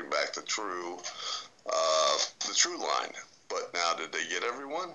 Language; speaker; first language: English; native; English